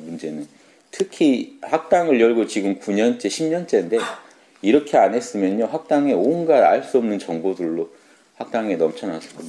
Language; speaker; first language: Korean; native; Korean